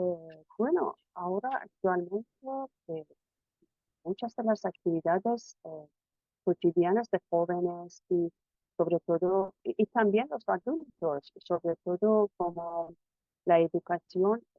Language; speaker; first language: Spanish; non-native, fluent; Persian